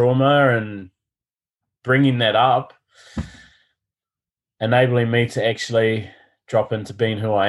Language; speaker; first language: English; native; English